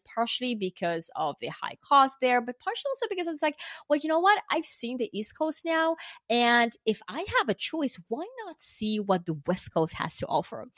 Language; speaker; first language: English; non-native, fluent; Finnish